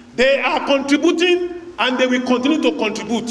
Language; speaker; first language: English; non-native, local second language; Yoruba